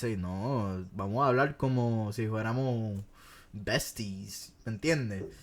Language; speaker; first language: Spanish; non-native, fluent; English